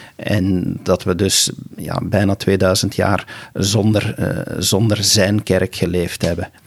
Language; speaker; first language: Dutch; native; Dutch